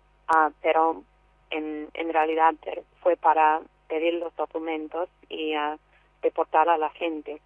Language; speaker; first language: Spanish; non-native, fluent; English